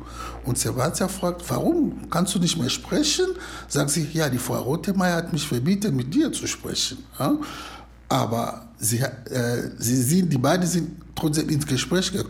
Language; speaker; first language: German; non-native, learner; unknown